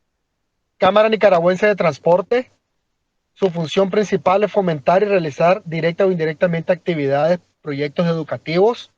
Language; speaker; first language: Spanish; native; Spanish